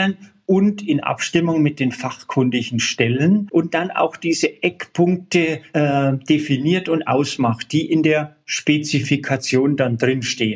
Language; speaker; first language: German; native; German